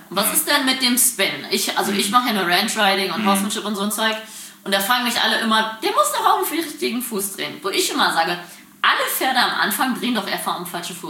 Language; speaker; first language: German; native; German